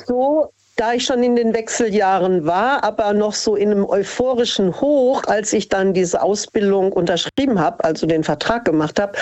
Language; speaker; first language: German; native; German